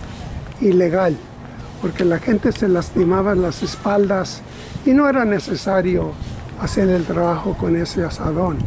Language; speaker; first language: Spanish; early bilingual, other home language; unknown